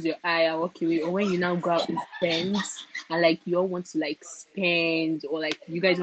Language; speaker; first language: English; non-native, local second language; Igbo